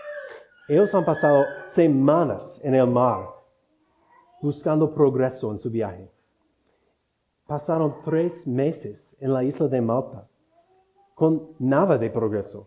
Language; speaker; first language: Spanish; non-native, fluent; English